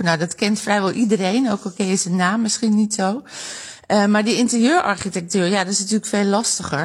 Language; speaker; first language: Dutch; native; Dutch